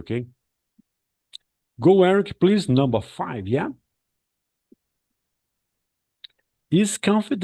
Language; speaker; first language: English; non-native, fluent; Portuguese